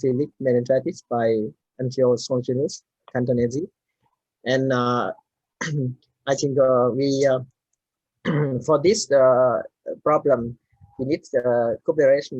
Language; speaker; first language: English; non-native, learner; Vietnamese